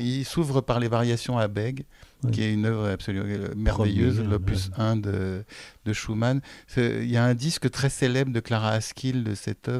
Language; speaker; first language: French; native; French